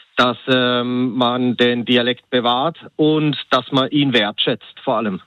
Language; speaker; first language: German; native; German